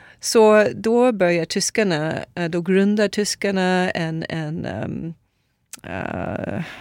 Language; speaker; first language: Swedish; non-native, fluent; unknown